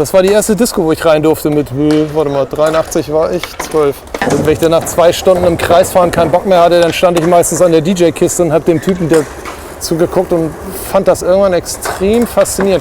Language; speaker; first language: German; native; German